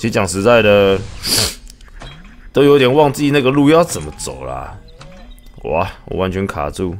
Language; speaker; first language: Chinese; native; Chinese